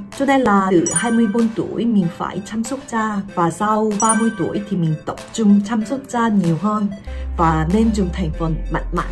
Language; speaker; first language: Vietnamese; non-native, fluent; Korean